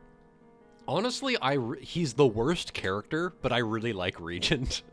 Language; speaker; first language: English; native; English